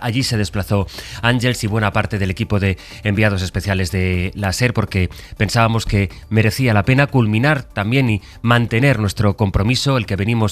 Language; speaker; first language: Spanish; native; Spanish